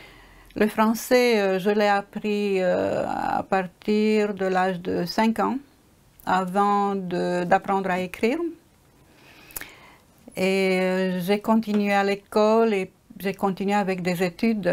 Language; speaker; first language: French; non-native, fluent; Romanian